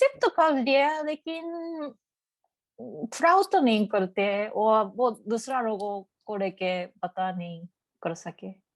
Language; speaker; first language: Hindi; non-native, learner; Japanese